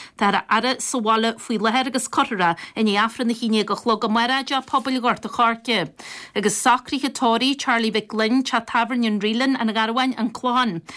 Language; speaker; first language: Irish; native; Irish